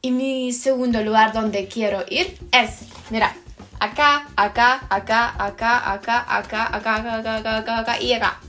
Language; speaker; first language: Spanish; non-native, fluent; Ukrainian